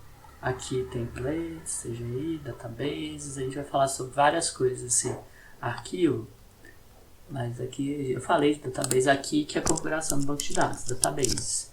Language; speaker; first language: Portuguese; native; Portuguese